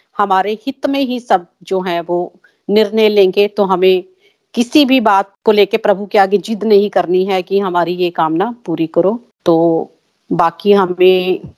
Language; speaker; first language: Hindi; native; Hindi